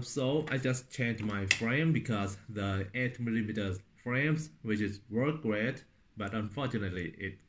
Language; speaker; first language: English; non-native, fluent; Thai